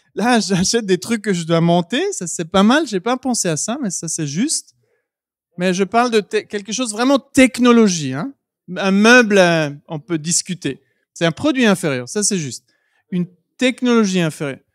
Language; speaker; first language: French; native; French